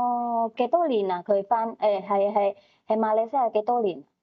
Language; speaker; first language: Cantonese; native; Cantonese